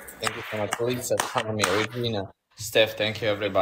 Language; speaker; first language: English; non-native, learner; Russian